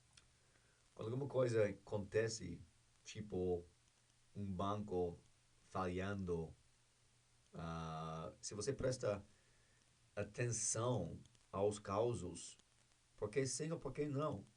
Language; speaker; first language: Portuguese; non-native, learner; English